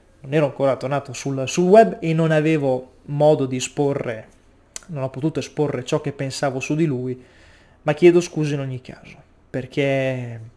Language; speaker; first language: Italian; native; Italian